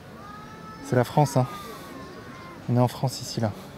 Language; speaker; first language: French; native; French